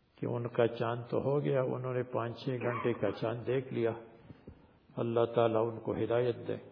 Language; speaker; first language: Urdu; native; Urdu